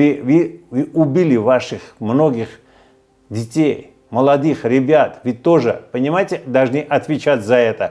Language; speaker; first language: Russian; non-native, fluent; Armenian